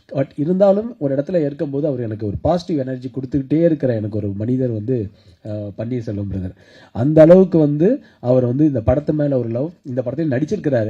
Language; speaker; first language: Tamil; native; Tamil